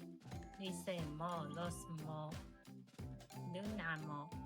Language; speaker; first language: Japanese; non-native, learner; Chinese